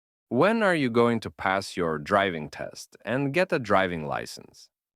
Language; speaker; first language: English; non-native, fluent; Ukrainian